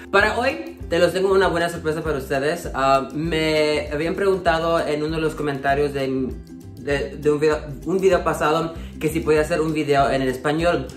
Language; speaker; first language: Spanish; early bilingual, heritage; Spanish